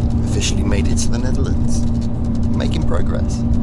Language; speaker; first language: English; native; English